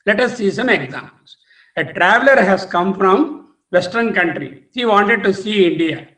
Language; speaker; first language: English; non-native, local second language; Telugu